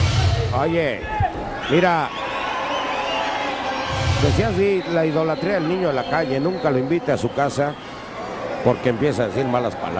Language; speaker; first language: Spanish; native; Spanish